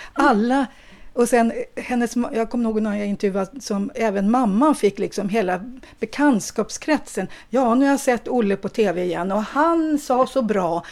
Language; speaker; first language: Swedish; native; Swedish